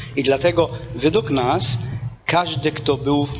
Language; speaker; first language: Polish; non-native, fluent; Arabic